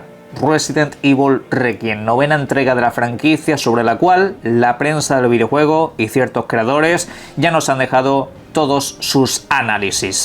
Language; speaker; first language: Spanish; native; Spanish